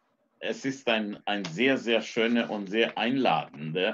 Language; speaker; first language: German; non-native, fluent; Romanian